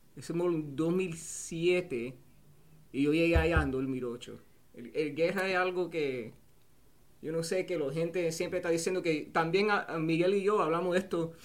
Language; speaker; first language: Spanish; early bilingual, heritage; Spanish